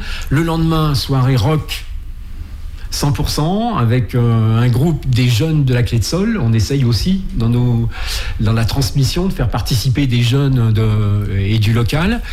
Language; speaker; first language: French; native; French